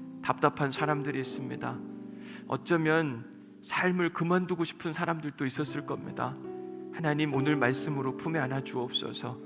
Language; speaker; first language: Korean; native; Korean